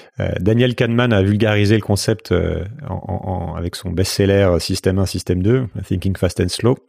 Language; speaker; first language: French; native; French